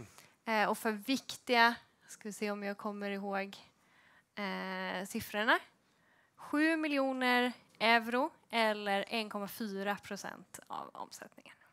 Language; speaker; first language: Swedish; native; Swedish